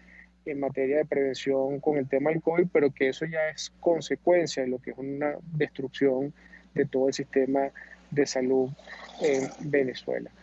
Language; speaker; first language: Spanish; native; Spanish